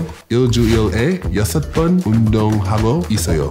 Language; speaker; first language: Korean; non-native, learner; English